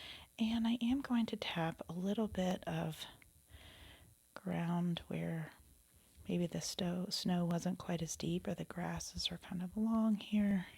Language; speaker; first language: English; native; English